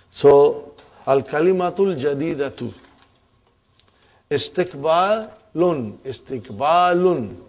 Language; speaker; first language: Arabic; non-native, fluent; Urdu